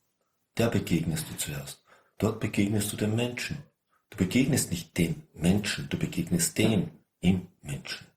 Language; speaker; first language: German; native; German